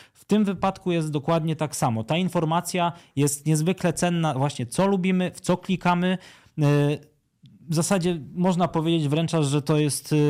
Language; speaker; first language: Polish; native; Polish